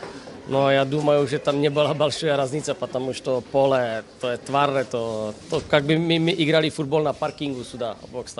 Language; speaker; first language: Russian; non-native, learner; Slovak